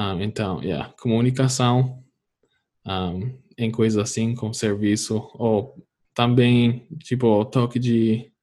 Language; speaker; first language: Portuguese; non-native, fluent; English